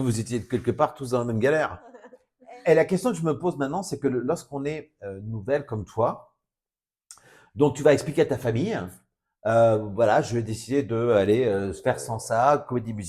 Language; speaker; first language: French; native; French